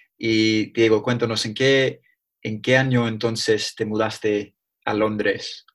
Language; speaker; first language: Spanish; non-native, learner; English